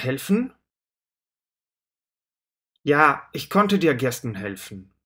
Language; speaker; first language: German; non-native, fluent; Russian